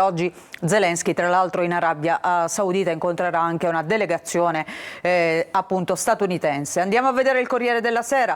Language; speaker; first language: Italian; native; Italian